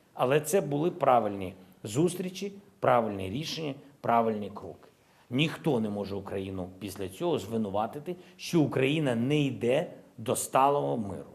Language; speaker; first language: Ukrainian; non-native, local second language; Russian